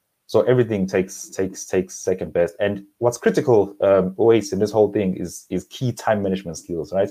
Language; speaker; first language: English; non-native, local second language; Zulu